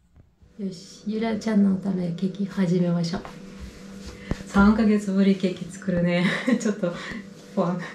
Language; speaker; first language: Japanese; non-native, learner; Russian